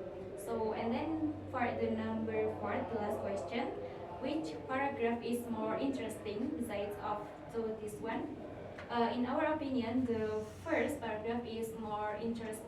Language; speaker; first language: English; non-native, learner; Indonesian